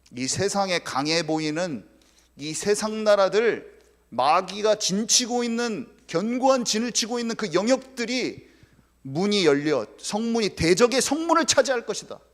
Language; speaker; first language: Korean; native; Korean